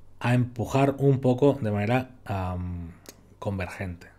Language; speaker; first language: Spanish; native; Spanish